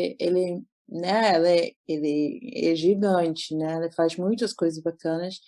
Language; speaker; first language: Portuguese; non-native, fluent; English